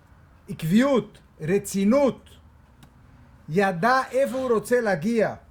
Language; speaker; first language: Hebrew; non-native, fluent; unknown